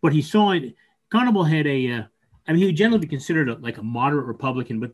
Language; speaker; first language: English; native; English